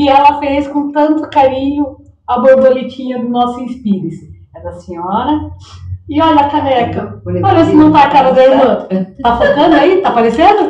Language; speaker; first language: Portuguese; native; Portuguese